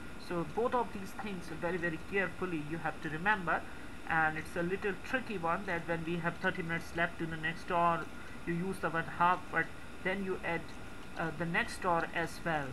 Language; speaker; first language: English; non-native, local second language; Hindi